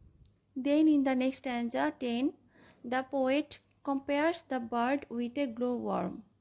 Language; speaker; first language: English; non-native, local second language; Bangla